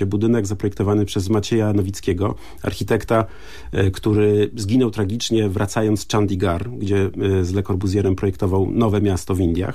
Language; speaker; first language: Polish; native; Polish